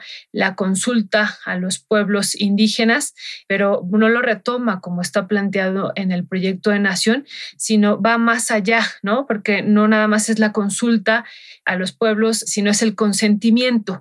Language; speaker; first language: Spanish; native; Spanish